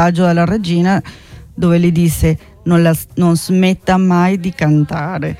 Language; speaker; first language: Italian; non-native, fluent; Spanish